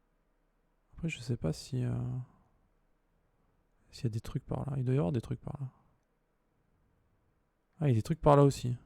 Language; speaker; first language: French; native; French